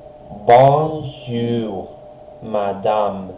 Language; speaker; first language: French; non-native, learner; Spanish